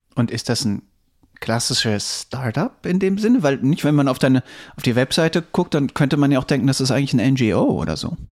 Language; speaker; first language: German; native; German